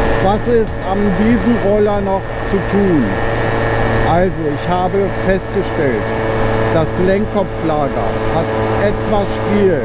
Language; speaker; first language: German; native; German